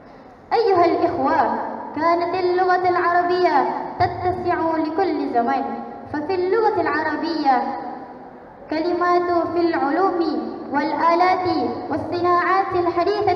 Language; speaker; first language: Arabic; non-native, fluent; Malay